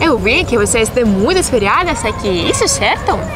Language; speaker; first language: Portuguese; non-native, learner; Russian